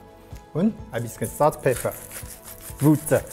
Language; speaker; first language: German; non-native, learner; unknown